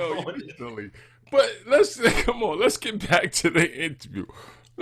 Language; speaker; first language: English; native; English